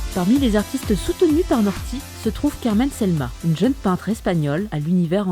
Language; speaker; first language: French; native; French